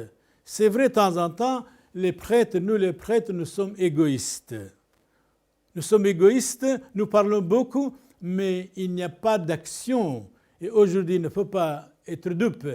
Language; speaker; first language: French; non-native, local second language; Arabic